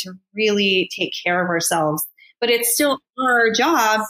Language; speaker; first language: English; native; English